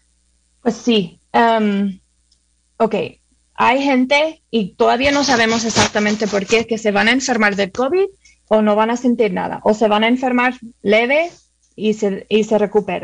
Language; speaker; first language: Spanish; early bilingual, heritage; Spanish